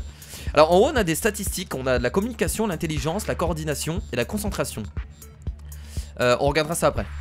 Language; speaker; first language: French; native; French